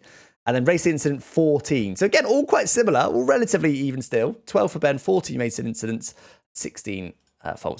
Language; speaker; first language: English; native; English